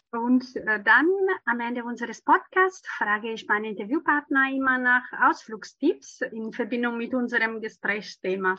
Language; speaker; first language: German; non-native, fluent; Italian